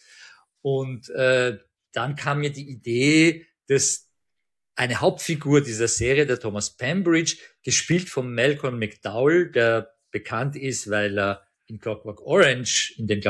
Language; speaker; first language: German; early bilingual, other home language; Persian